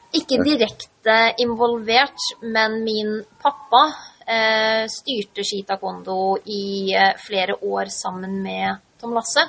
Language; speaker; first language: Norwegian; native; Norwegian